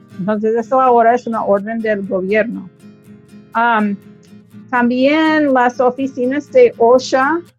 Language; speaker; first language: Spanish; non-native, fluent; English